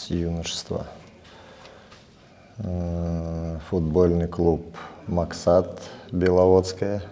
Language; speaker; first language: Russian; native; Russian